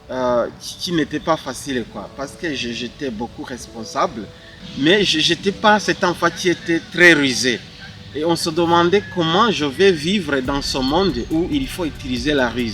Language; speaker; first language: French; non-native, local second language; Kinyarwanda